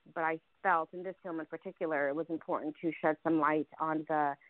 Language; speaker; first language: English; early bilingual, other home language; Russian